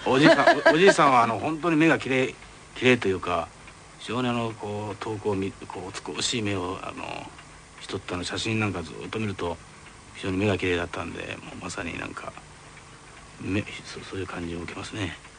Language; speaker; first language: Japanese; native; Japanese